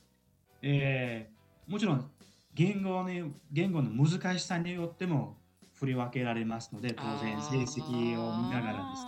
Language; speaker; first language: Japanese; non-native, fluent; Uzbek